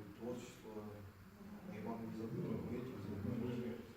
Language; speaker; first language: Russian; native; Russian